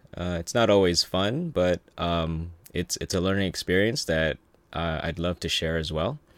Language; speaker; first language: English; early bilingual, other home language; Filipino